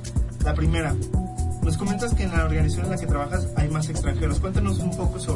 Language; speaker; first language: Spanish; native; Spanish